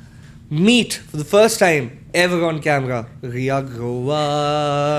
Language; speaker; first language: English; non-native, local second language; Hindi